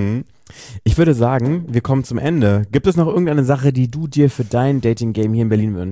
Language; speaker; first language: German; native; German